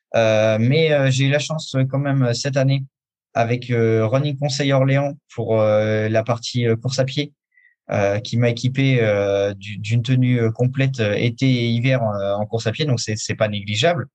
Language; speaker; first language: French; native; French